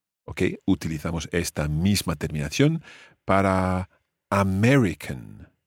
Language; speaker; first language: Spanish; non-native, fluent; English